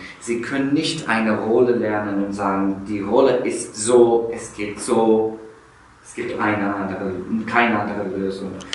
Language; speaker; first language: German; non-native, fluent; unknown